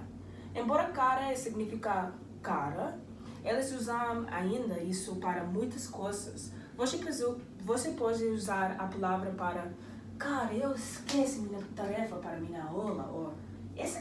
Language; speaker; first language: Portuguese; non-native, learner; English